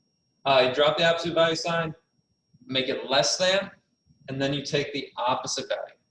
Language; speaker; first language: English; native; English